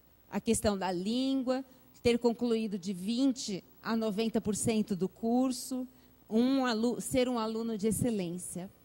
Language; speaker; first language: Portuguese; native; Portuguese